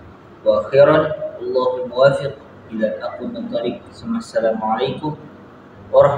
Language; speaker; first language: Arabic; non-native, learner; Indonesian